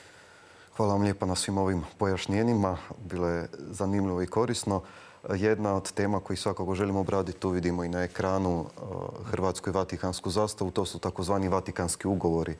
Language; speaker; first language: Croatian; native; Croatian